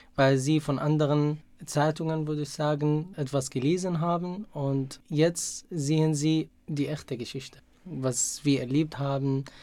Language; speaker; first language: German; non-native, fluent; Arabic